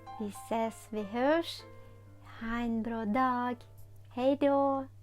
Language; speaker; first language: Swedish; non-native, fluent; Ukrainian